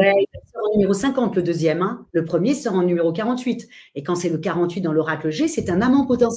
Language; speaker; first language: French; native; French